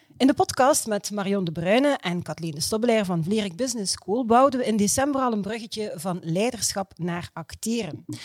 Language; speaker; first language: Dutch; native; Dutch